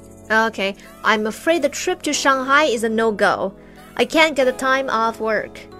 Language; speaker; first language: English; non-native, fluent; Chinese